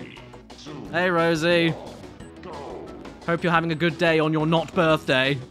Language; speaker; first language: English; native; English